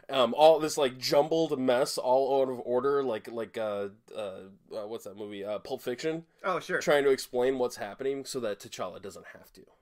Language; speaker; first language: English; native; English